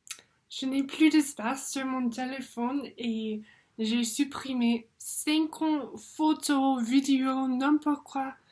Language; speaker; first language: French; non-native, fluent; English